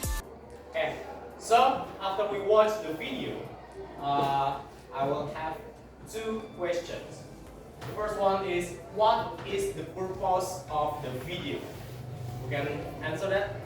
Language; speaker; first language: English; non-native, learner; Indonesian